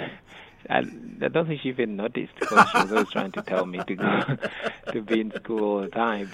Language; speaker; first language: English; non-native, local second language; Ganda